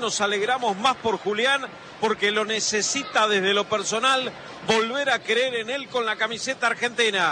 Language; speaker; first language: Spanish; native; Spanish